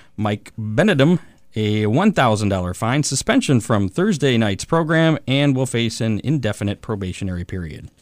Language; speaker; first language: English; native; English